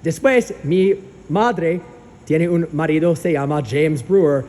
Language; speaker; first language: Spanish; non-native, learner; English